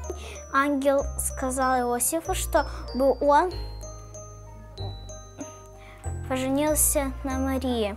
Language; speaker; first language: Russian; early bilingual, heritage; Russian